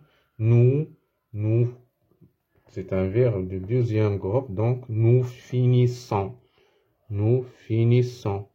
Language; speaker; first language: French; non-native, fluent; Arabic